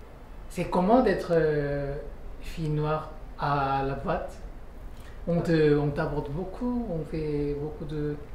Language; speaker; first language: French; non-native, fluent; Korean